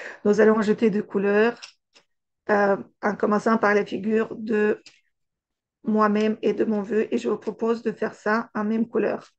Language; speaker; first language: French; non-native, fluent; Russian